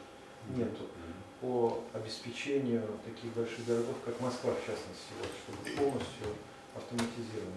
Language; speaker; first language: Russian; native; Russian